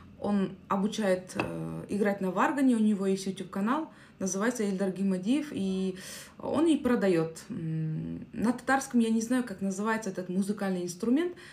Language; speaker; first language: Russian; non-native, local second language; Kazakh